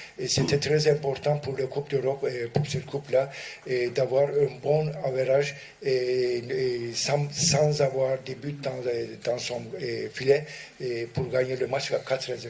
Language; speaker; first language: French; non-native, fluent; Turkish